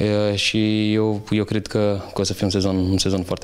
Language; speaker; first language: Romanian; non-native, fluent; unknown